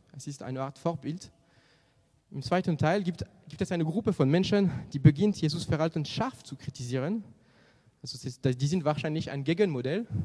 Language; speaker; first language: German; non-native, fluent; French